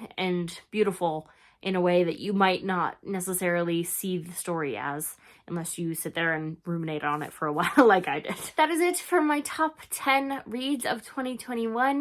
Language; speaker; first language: English; native; English